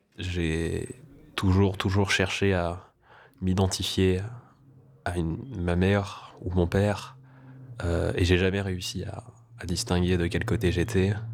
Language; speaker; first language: French; native; French